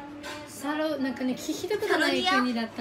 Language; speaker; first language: Japanese; native; Japanese